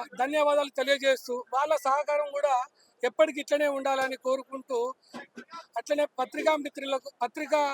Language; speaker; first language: Telugu; native; Telugu